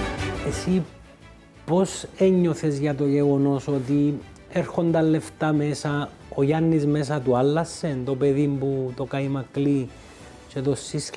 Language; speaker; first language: Greek; native; Greek